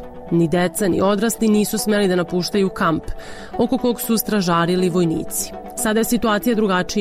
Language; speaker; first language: Serbian; native; Serbian